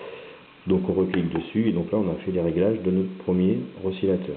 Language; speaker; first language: French; native; French